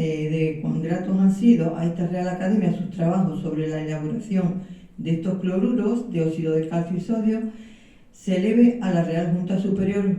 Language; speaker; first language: Spanish; native; Spanish